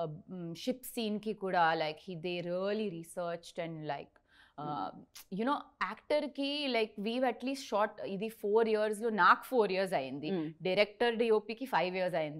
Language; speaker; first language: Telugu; non-native, learner; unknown